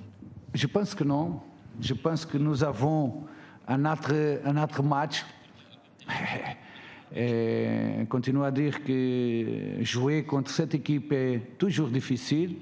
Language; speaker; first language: French; non-native, fluent; Portuguese